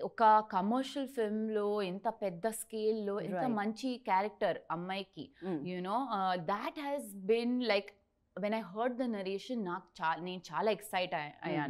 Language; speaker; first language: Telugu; non-native, learner; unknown